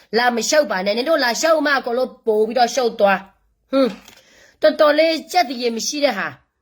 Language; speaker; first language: Burmese; non-native, local second language; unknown